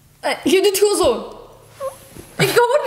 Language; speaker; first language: Dutch; early bilingual, other home language; Turkish